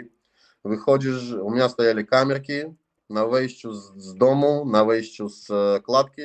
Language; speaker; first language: Polish; non-native, learner; Russian